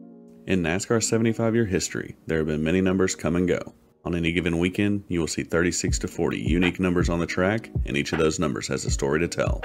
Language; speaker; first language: English; native; English